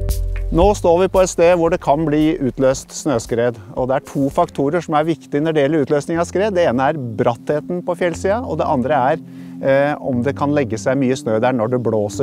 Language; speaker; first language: Norwegian; native; Norwegian